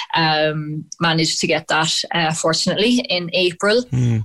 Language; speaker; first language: English; native; English